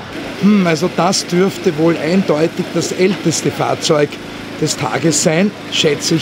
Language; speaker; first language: German; native; German